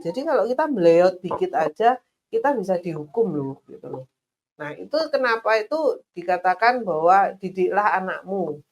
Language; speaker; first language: Indonesian; native; Indonesian